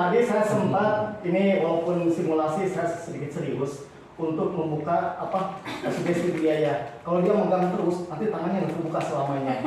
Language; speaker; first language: Indonesian; native; Indonesian